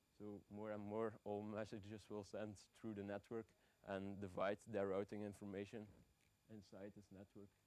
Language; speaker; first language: English; non-native, fluent; Dutch